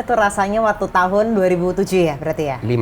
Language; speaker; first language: Indonesian; native; Indonesian